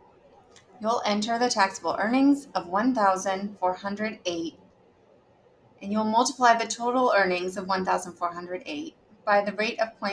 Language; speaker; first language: English; native; English